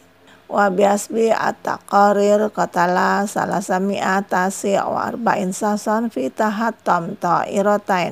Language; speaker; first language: Arabic; non-native, fluent; Indonesian